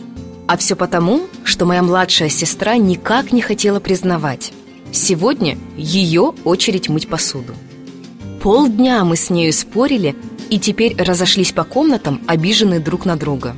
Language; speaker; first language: Russian; native; Russian